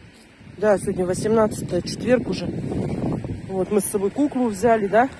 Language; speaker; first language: Russian; native; Russian